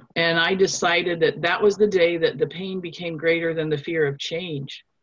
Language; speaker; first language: English; non-native, fluent; German